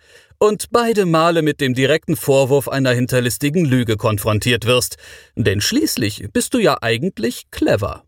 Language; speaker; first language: German; native; German